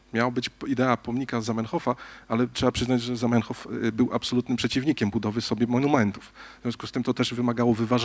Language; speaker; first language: Polish; native; Polish